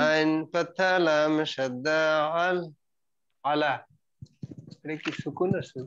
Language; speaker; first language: Arabic; non-native, learner; Bangla